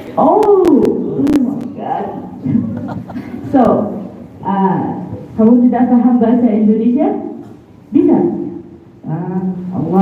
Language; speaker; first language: Indonesian; non-native, learner; Arabic